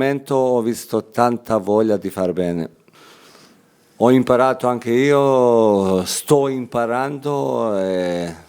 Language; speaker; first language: Italian; non-native, fluent; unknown